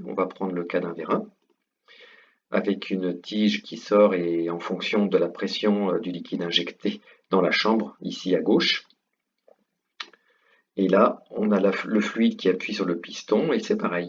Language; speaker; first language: French; native; French